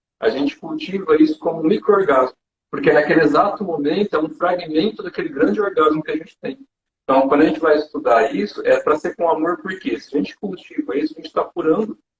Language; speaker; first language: Portuguese; native; Portuguese